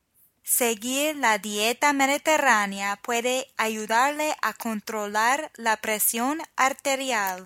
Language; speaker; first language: Spanish; non-native, fluent; English